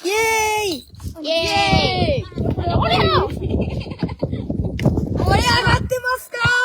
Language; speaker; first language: Japanese; native; Japanese